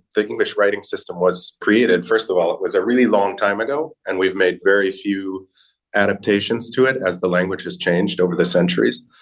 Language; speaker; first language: English; native; English